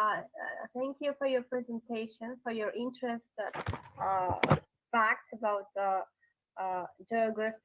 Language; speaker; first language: English; non-native, learner; Yakut